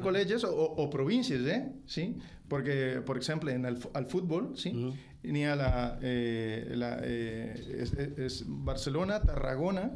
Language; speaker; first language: Catalan; non-native, fluent; Spanish